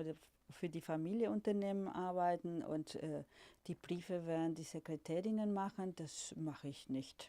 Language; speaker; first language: German; non-native, fluent; Spanish